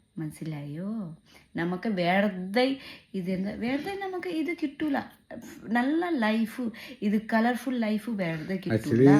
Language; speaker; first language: Malayalam; non-native, learner; Nepali